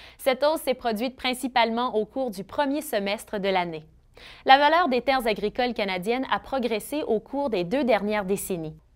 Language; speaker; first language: French; native; French